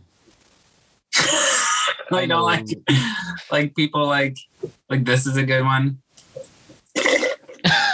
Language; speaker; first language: English; native; English